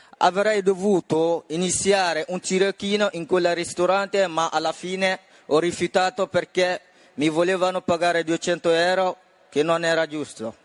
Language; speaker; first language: Italian; non-native, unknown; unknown